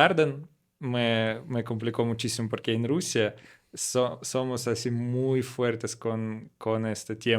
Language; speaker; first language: Spanish; non-native, learner; Russian